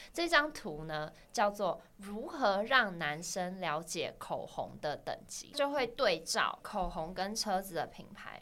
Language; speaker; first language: Chinese; native; Chinese